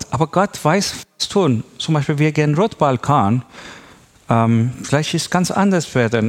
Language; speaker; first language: German; non-native, learner; Persian